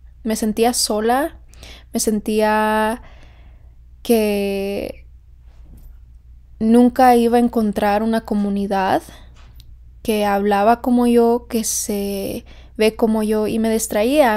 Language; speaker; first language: Spanish; early bilingual, heritage; Spanish